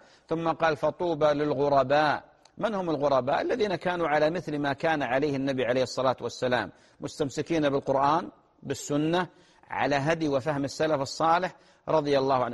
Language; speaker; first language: Arabic; native; Arabic